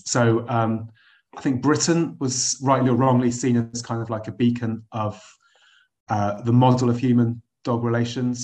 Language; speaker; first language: English; native; English